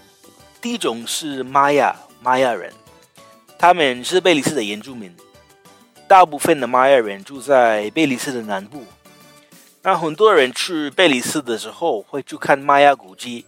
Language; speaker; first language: Chinese; non-native, fluent; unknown